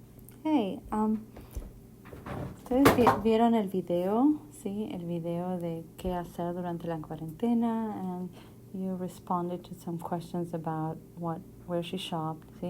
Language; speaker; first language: Spanish; non-native, fluent; English